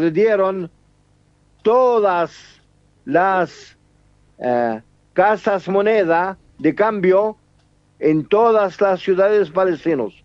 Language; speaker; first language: Spanish; non-native, fluent; Arabic